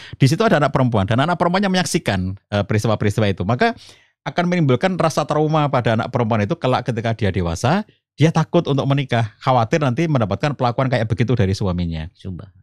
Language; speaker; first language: Indonesian; native; Indonesian